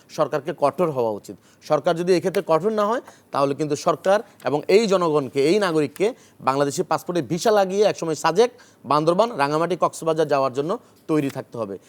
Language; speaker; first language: Bangla; native; Bangla